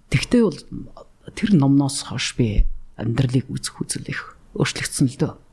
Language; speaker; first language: Mongolian; native; Mongolian